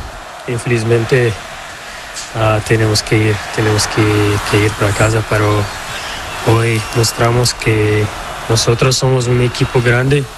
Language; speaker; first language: Spanish; non-native, learner; Portuguese